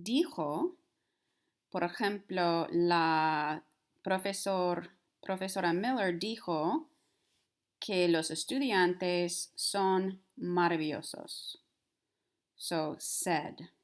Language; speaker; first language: Spanish; non-native, fluent; English